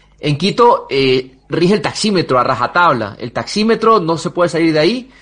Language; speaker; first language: Spanish; native; Spanish